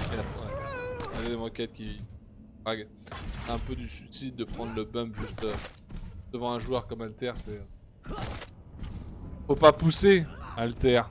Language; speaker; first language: French; native; French